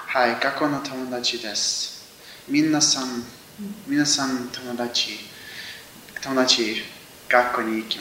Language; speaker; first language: Japanese; non-native, learner; English